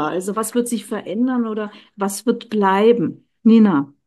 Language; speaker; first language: German; native; German